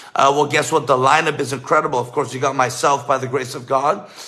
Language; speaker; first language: English; native; English